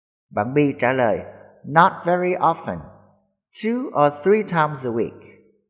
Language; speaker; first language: English; non-native, fluent; Vietnamese